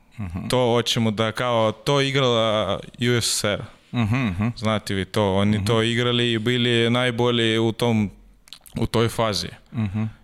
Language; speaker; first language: Serbian; non-native, learner; Russian